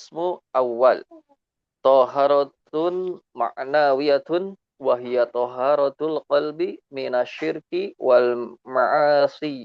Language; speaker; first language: Arabic; non-native, learner; Indonesian